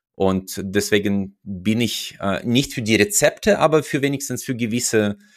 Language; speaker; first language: German; non-native, fluent; Russian